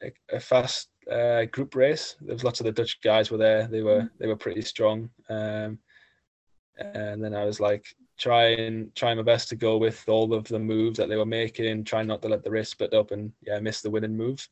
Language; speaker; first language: English; native; English